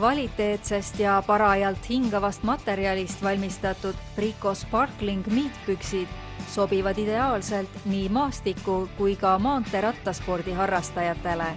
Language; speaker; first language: Estonian; native; Estonian